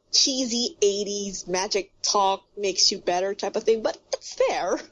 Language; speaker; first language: English; non-native, local second language; Filipino